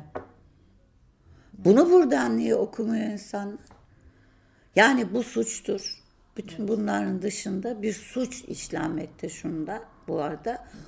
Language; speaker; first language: Turkish; native; Turkish